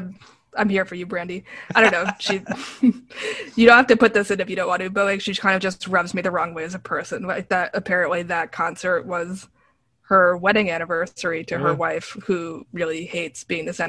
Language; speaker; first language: English; native; English